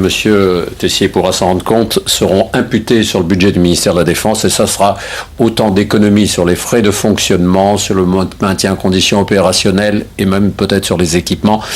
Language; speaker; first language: French; native; French